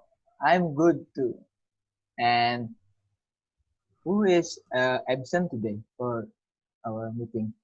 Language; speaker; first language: English; non-native, learner; Indonesian